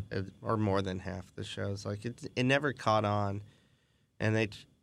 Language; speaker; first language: English; native; English